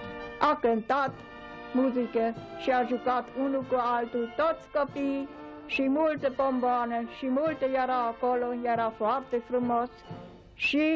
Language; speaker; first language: Romanian; non-native, local second language; German